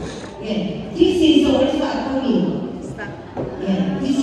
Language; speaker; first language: English; non-native, learner; Korean